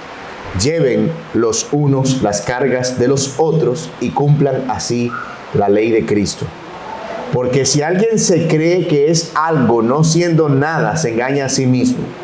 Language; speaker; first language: Spanish; native; Spanish